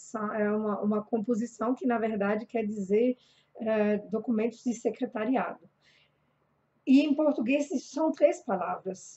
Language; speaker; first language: Portuguese; non-native, fluent; German